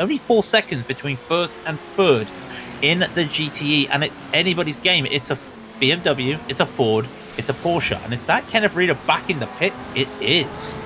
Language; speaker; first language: English; native; English